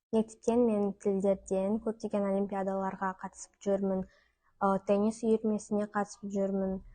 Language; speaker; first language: Kazakh; non-native, local second language; Russian